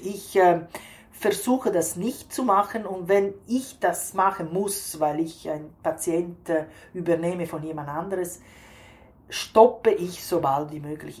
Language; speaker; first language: German; non-native, fluent; Italian